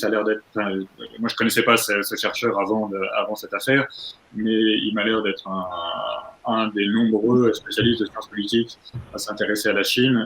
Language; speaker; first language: French; native; French